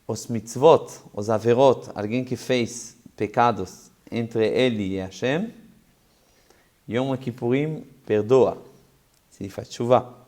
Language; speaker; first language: Portuguese; non-native, fluent; Hebrew